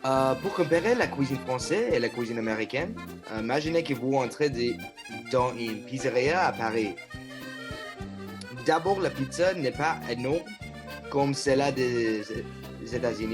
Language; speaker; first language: French; non-native, learner; English